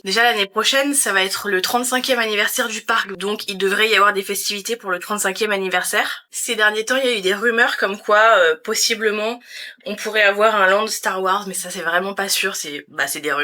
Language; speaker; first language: French; native; French